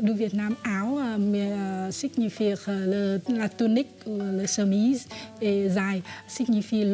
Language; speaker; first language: French; non-native, fluent; Vietnamese